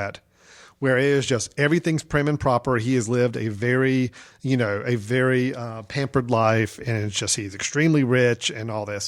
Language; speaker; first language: English; native; English